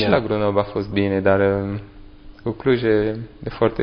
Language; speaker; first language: Romanian; non-native, learner; French